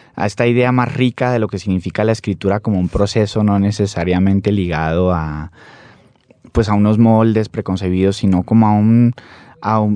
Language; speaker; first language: Spanish; native; Spanish